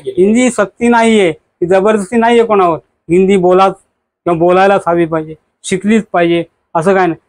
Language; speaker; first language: Marathi; native; Marathi